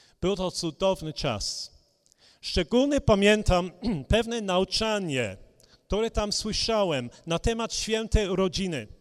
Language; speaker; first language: Polish; non-native, fluent; English